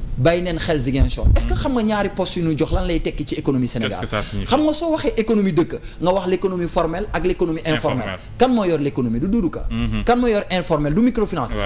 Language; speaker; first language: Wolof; non-native, local second language; Jola-Fonyi